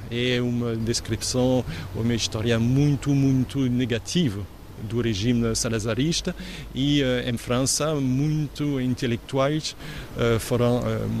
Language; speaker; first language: Portuguese; non-native, learner; French